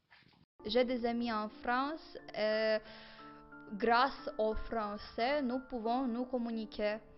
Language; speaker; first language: French; non-native, learner; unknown